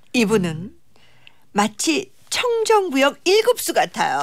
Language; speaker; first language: Korean; native; Korean